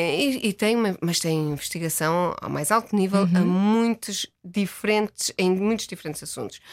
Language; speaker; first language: Portuguese; native; Portuguese